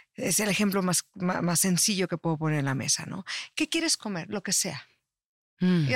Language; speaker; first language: Spanish; native; Spanish